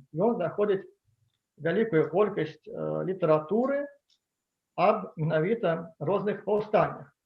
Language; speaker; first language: Belarusian; non-native, local second language; Russian